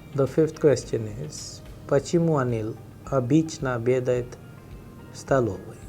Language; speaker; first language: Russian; non-native, fluent; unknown